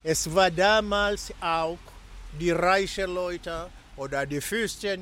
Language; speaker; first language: German; non-native, fluent; Swahili